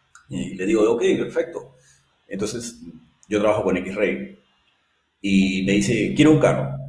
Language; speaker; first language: Spanish; native; Spanish